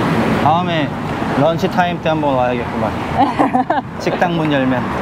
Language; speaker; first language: Korean; native; Korean